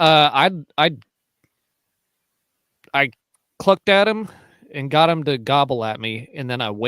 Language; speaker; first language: English; native; English